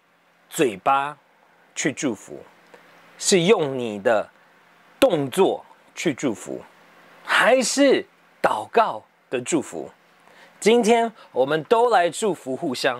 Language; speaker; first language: Chinese; early bilingual, heritage; English